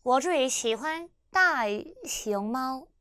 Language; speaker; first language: Chinese; non-native, fluent; Korean